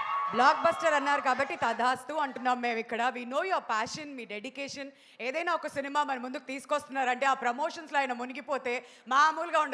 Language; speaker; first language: Telugu; native; Telugu